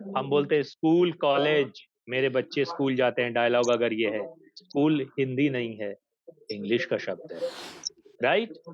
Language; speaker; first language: Hindi; native; Hindi